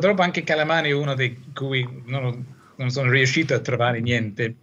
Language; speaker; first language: Italian; non-native, fluent; English